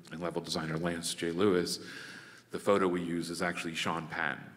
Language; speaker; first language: English; native; English